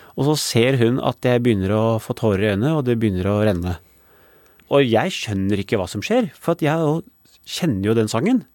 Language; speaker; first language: Norwegian; early bilingual, other home language; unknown